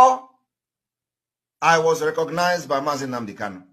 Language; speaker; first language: English; non-native, local second language; Igbo